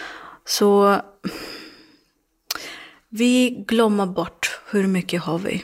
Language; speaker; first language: Swedish; non-native, learner; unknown